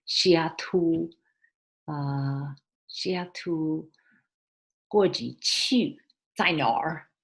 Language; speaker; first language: Chinese; early bilingual, heritage; Chinese